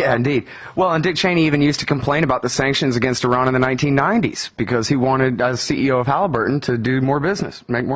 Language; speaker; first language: English; native; English